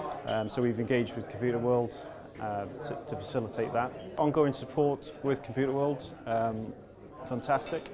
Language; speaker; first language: English; native; English